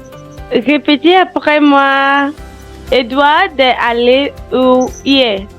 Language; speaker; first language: French; non-native, learner; English